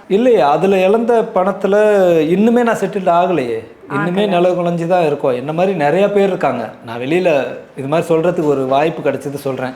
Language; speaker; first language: Tamil; native; Tamil